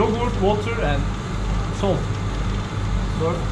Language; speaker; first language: English; non-native, fluent; Turkish